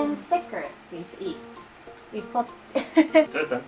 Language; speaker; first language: Swedish; non-native, learner; Japanese